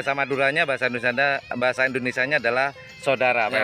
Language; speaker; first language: Indonesian; non-native, local second language; Madurese